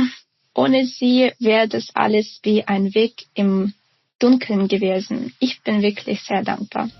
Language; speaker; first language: German; non-native, fluent; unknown